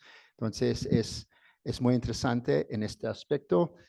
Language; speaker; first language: Spanish; non-native, fluent; English